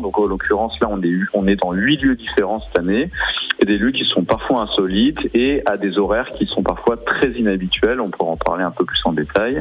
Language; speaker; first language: French; native; French